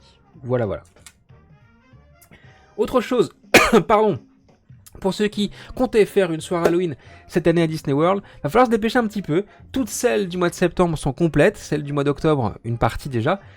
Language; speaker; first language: French; native; French